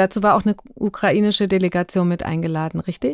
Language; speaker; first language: German; native; German